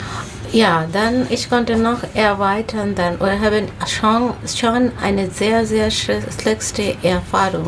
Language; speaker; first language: German; non-native, learner; Bangla